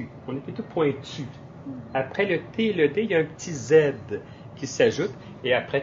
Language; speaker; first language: French; native; French